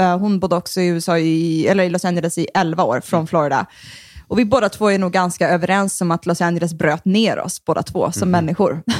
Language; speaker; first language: Swedish; native; Swedish